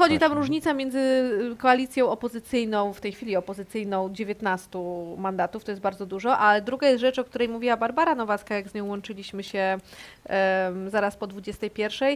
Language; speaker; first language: Polish; native; Polish